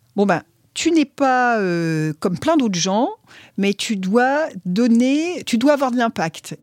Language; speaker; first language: French; native; French